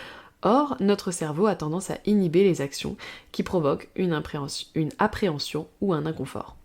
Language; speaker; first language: French; native; French